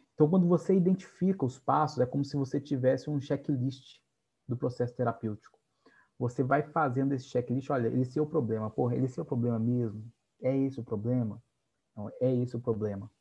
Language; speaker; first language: Portuguese; native; Portuguese